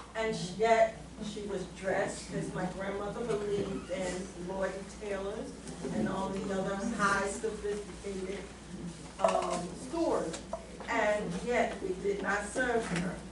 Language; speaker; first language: English; native; English